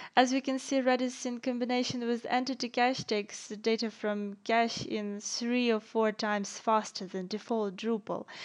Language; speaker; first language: English; non-native, fluent; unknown